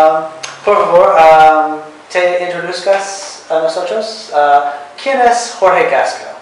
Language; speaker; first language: Spanish; non-native, learner; English